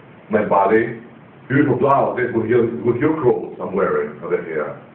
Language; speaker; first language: English; non-native, learner; Greek